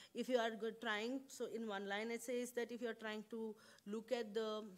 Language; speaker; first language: English; non-native, local second language; Kannada